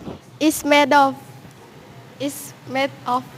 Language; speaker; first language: English; non-native, learner; Indonesian